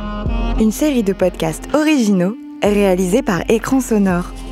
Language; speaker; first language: French; native; French